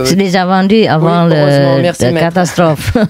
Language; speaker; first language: French; non-native, learner; Vietnamese